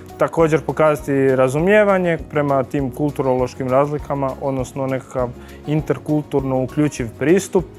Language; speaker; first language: Bosnian; native; Bosnian